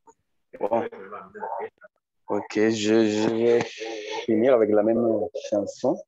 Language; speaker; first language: French; non-native, learner; Spanish